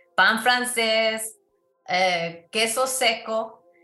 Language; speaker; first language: Spanish; early bilingual, heritage; Spanish